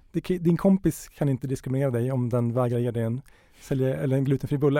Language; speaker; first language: Swedish; native; Swedish